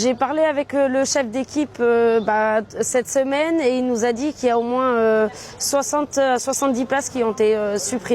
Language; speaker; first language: French; native; French